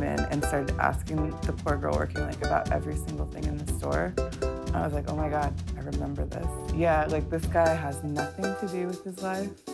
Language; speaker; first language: English; native; English